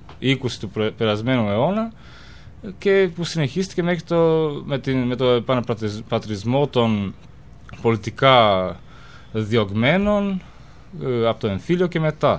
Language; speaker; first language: Greek; non-native, fluent; Albanian